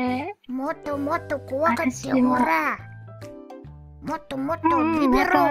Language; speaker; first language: Japanese; non-native, learner; English